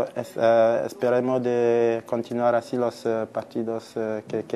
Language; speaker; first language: Spanish; non-native, fluent; French